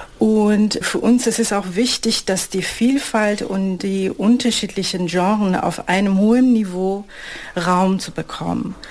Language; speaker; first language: German; non-native, fluent; Persian